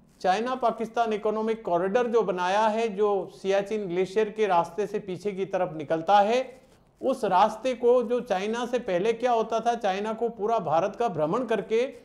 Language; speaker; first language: Hindi; non-native, local second language; Gujarati